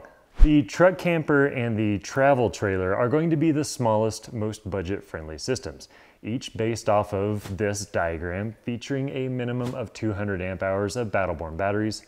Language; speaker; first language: English; native; English